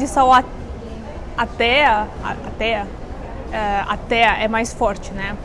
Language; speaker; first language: Portuguese; non-native, fluent; Russian